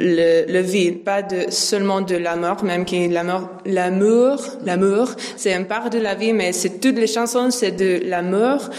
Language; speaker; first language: French; non-native, learner; English